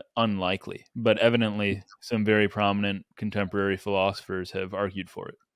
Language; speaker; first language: English; native; English